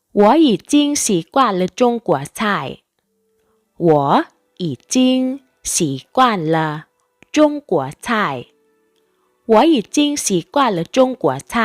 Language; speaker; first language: Chinese; non-native, fluent; Thai